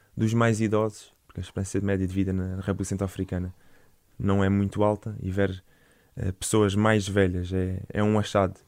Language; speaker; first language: Portuguese; native; Portuguese